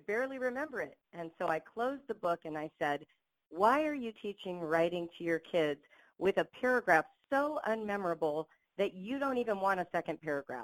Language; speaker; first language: English; native; English